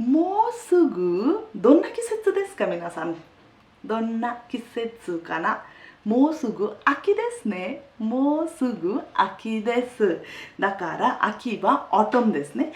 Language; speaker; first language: Japanese; non-native, fluent; Hindi